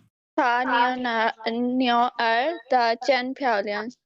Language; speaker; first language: Chinese; non-native, learner; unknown